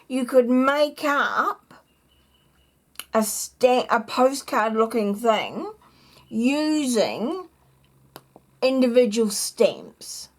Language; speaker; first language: English; native; English